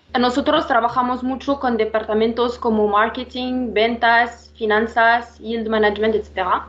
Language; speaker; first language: Spanish; non-native, fluent; Arabic